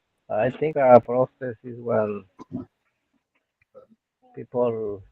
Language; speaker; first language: English; non-native, learner; Spanish